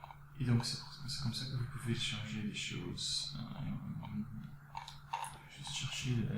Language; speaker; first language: French; non-native, local second language; Dutch